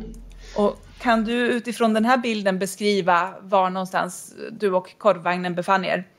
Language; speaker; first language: Swedish; native; Swedish